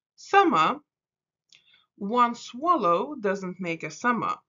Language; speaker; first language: English; non-native, fluent; Lithuanian